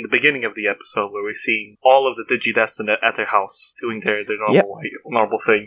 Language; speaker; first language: English; non-native, fluent; Portuguese